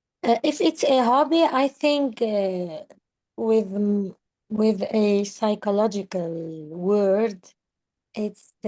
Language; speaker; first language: English; non-native, learner; Arabic